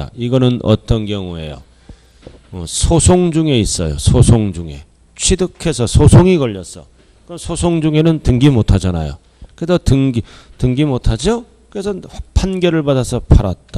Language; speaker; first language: Korean; native; Korean